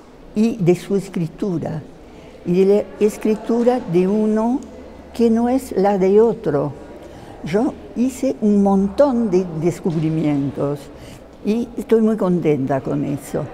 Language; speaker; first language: Spanish; non-native, fluent; French